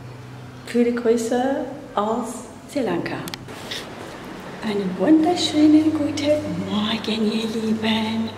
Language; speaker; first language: German; non-native, fluent; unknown